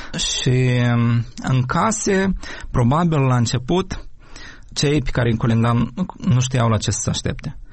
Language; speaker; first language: Romanian; native; Romanian